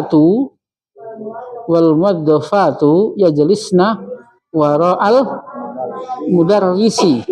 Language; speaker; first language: Arabic; non-native, fluent; Indonesian